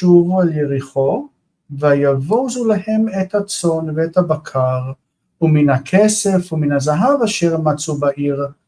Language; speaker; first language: Hebrew; non-native, learner; English